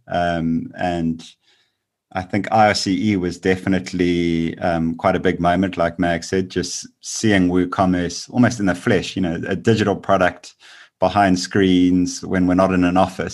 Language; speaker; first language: English; native; English